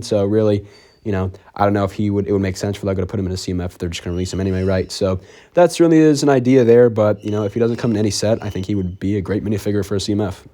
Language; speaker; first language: English; native; English